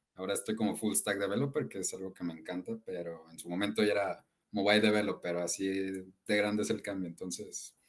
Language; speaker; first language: Spanish; native; Spanish